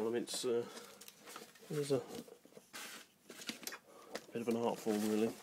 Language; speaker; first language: English; native; English